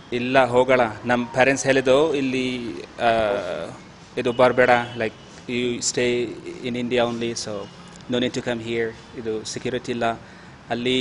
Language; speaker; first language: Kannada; non-native, learner; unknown